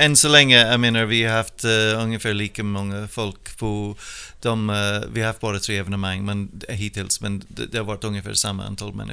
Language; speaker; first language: Swedish; non-native, fluent; English